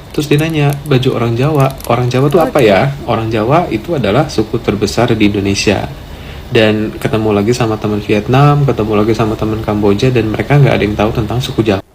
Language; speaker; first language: Indonesian; native; Indonesian